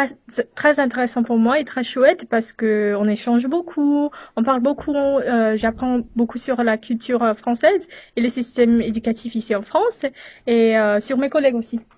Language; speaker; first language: French; non-native, fluent; English